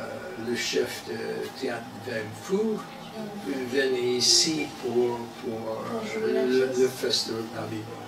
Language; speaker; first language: French; non-native, learner; English